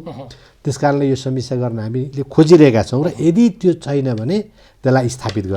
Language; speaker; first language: Nepali; native; Nepali